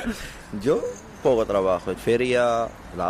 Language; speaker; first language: Spanish; non-native, learner; Arabic